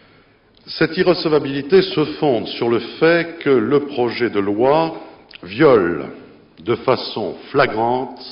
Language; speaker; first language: French; native; French